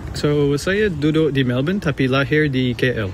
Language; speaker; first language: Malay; early bilingual, heritage; English